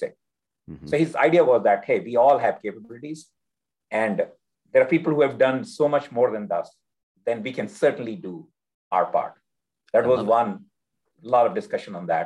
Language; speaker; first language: English; non-native, local second language; Hindi